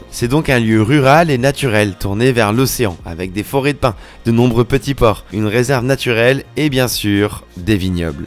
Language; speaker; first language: French; native; French